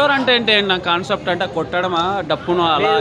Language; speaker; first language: Telugu; native; Telugu